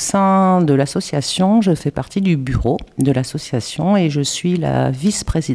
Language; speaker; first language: French; native; French